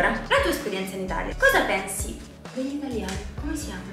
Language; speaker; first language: Italian; native; Italian